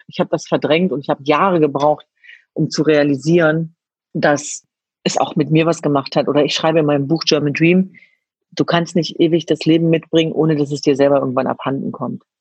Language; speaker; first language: German; early bilingual, other home language; Kurdish